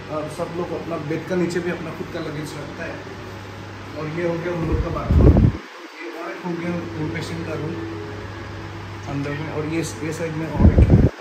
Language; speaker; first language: Hindi; non-native, local second language; Assamese